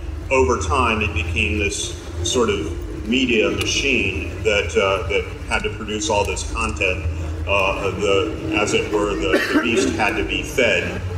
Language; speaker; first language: English; native; English